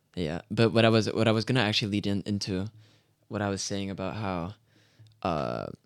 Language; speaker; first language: English; native; English